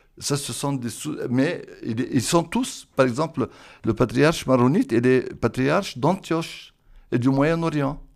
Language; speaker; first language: French; non-native, local second language; Arabic